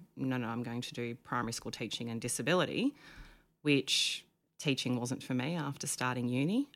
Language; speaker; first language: English; native; English